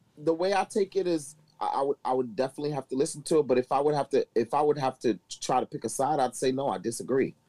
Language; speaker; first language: English; native; English